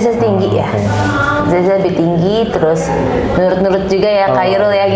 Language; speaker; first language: Indonesian; native; Indonesian